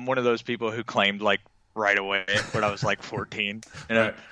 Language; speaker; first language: English; native; English